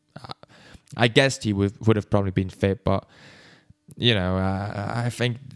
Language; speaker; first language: English; non-native, fluent; Swiss German